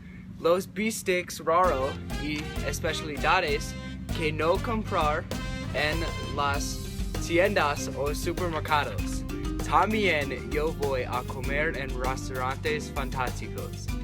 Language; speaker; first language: Spanish; non-native, learner; English